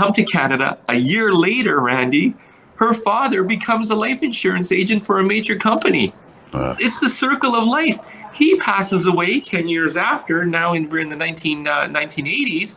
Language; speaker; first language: English; early bilingual, other home language; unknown